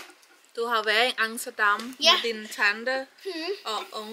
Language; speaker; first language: Danish; non-native, learner; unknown